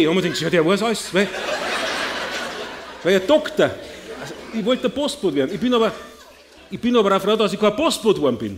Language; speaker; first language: German; native; German